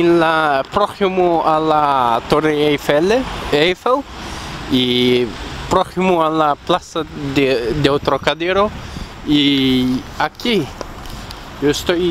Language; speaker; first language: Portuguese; non-native, learner; Spanish